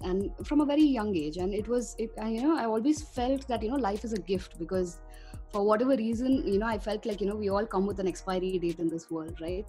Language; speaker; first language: English; non-native, local second language; Tamil